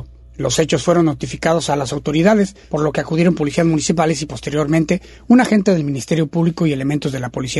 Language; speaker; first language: Spanish; native; Spanish